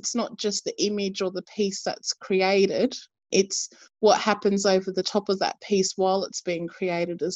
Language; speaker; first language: English; native; English